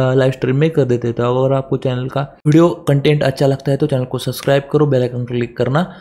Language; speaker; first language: Hindi; non-native, local second language; Marathi